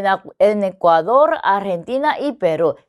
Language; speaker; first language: Spanish; non-native, fluent; Korean